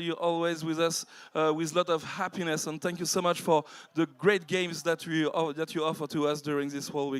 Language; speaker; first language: English; non-native, fluent; French